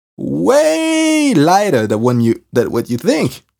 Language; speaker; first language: English; non-native, fluent; French